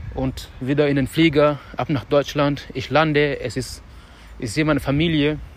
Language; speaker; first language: German; non-native, fluent; Wolof